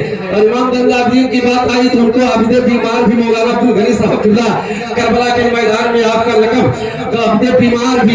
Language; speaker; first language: Hindi; native; Hindi